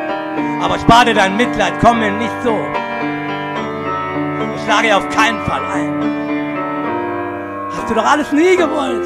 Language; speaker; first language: German; native; German